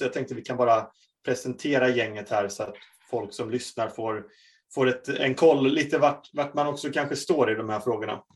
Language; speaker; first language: Swedish; native; Swedish